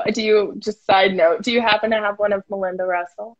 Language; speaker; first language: English; native; English